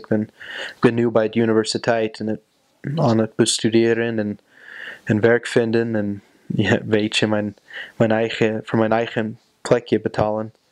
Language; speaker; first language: Dutch; non-native, fluent; English